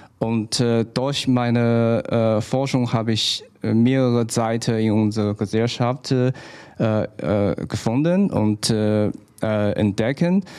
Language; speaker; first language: German; non-native, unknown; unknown